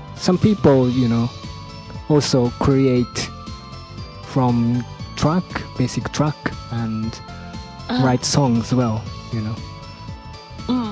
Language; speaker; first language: English; non-native, fluent; Japanese